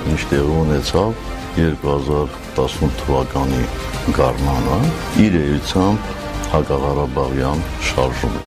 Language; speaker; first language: Armenian; native; Armenian